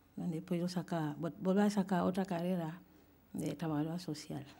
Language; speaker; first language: Spanish; non-native, fluent; French